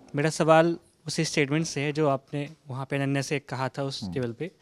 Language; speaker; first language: Hindi; native; Hindi